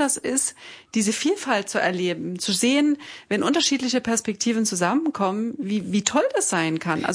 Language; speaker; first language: German; native; German